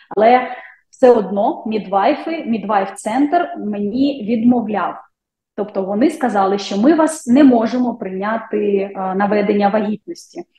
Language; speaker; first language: Ukrainian; native; Ukrainian